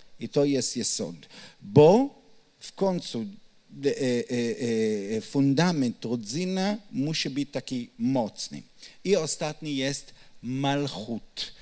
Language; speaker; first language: Polish; non-native, learner; Hebrew